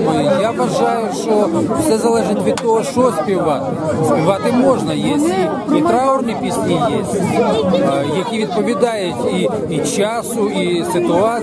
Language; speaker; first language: Ukrainian; non-native, local second language; Russian